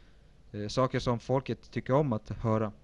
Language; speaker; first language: Swedish; early bilingual, other home language; Spanish